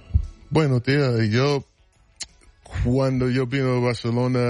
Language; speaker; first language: Spanish; non-native, fluent; English